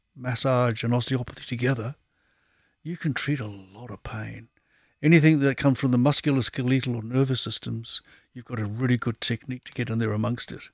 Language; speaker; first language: English; native; English